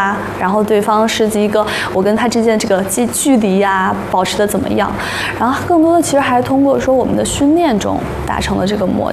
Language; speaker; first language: Chinese; native; Chinese